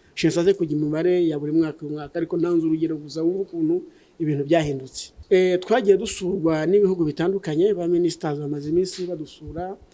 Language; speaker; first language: Kinyarwanda; native; Kinyarwanda